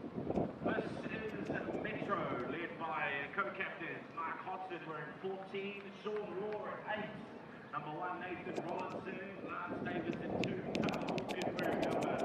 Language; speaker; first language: English; native; English